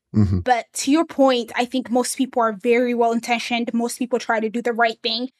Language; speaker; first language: English; early bilingual, other home language; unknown